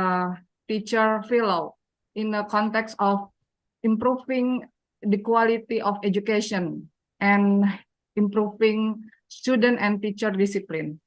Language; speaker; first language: English; non-native, learner; Indonesian